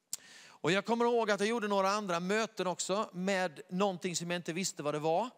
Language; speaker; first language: Swedish; native; Swedish